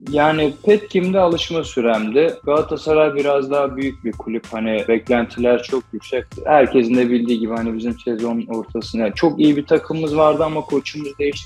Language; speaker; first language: Turkish; native; Turkish